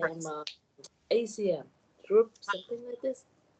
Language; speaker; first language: English; non-native, learner; Thai